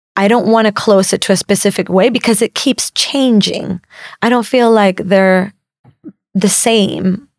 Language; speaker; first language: English; non-native, fluent; Spanish